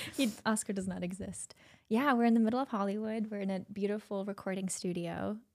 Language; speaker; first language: English; non-native, fluent; German